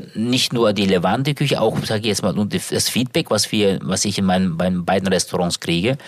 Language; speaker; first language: German; native; German